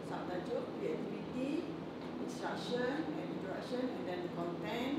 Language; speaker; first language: English; non-native, local second language; Malay